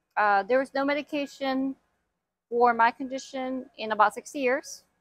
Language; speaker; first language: English; native; English